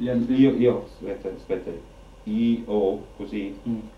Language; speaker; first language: Italian; non-native, learner; English